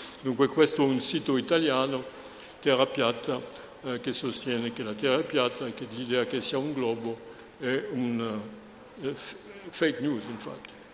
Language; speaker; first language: Italian; non-native, fluent; French